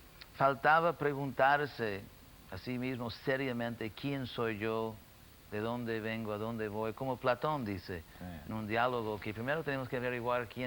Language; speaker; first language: Spanish; non-native, fluent; English